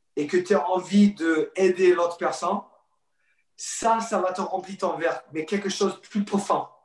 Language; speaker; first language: French; non-native, fluent; English